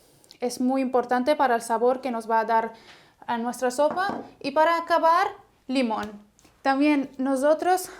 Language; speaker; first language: Spanish; non-native, fluent; Arabic